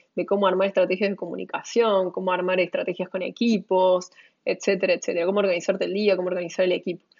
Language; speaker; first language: Spanish; native; Spanish